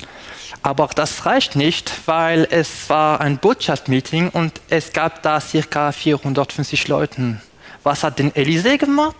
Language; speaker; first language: German; non-native, fluent; French